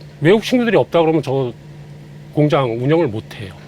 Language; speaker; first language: Korean; native; Korean